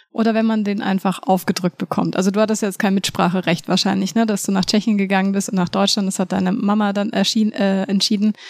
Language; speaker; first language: German; native; German